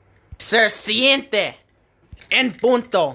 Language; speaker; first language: Spanish; non-native, learner; English